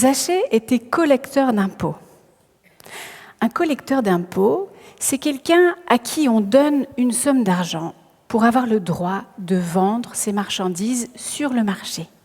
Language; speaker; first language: French; native; French